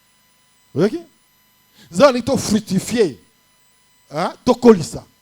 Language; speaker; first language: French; non-native, local second language; Lingala